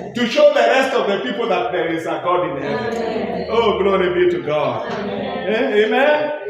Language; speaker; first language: English; non-native, local second language; Swahili